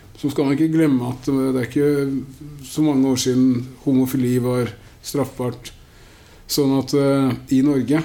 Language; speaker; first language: Norwegian; native; Norwegian